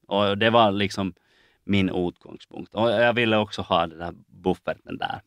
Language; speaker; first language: Swedish; non-native, local second language; Finnish